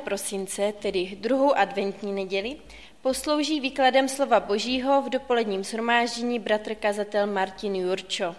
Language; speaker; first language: Czech; native; Czech